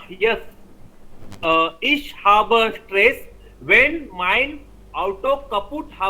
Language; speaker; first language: German; non-native, learner; Hindi